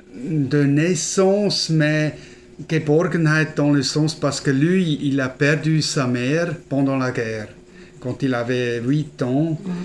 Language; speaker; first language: French; non-native, fluent; German